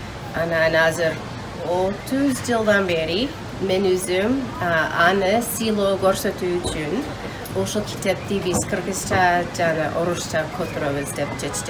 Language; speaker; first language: Kyrgyz; non-native, learner; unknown